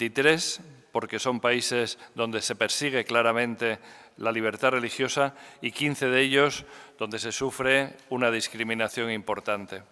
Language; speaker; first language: Spanish; native; Spanish